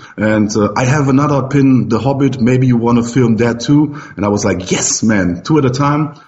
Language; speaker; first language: English; non-native, fluent; German